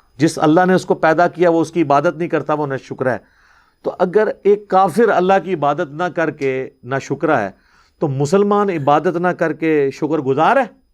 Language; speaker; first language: Urdu; non-native, local second language; Punjabi